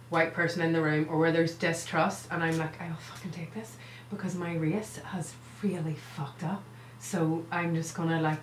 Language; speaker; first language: English; native; English